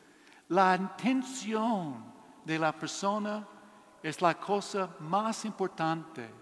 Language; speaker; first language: Spanish; non-native, learner; English